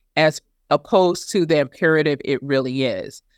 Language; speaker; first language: English; native; English